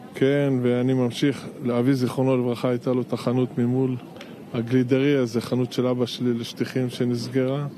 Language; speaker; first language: Hebrew; native; Hebrew